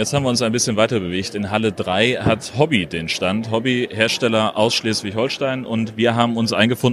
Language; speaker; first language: German; native; German